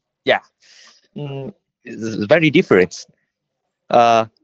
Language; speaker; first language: English; non-native, learner; Vietnamese